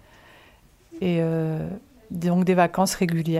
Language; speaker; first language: French; early bilingual, other home language; Italian